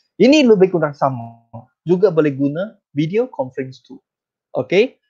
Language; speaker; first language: Malay; non-native, local second language; Chinese